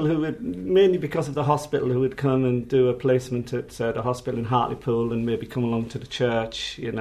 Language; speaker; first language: English; native; English